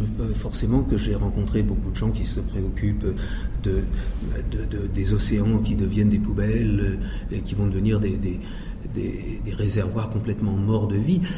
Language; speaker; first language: French; native; French